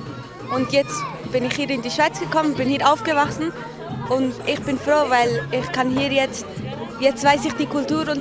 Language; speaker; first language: German; early bilingual, other home language; Kurdish